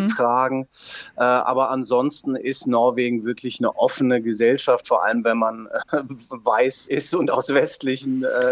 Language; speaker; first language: German; native; German